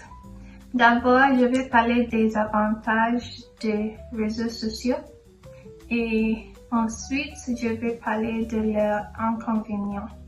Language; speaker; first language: French; non-native, learner; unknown